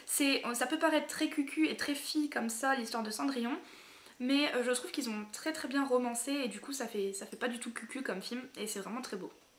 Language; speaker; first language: French; native; French